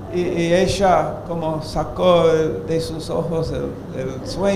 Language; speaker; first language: Spanish; non-native, fluent; English